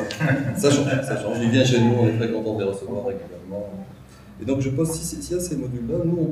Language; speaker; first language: French; non-native, local second language; Arabic